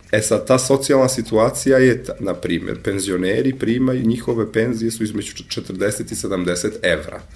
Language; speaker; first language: Serbian; non-native, local second language; Albanian